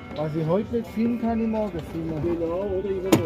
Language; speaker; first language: German; non-native, learner; Polish